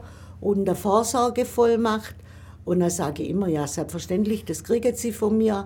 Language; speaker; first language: German; native; German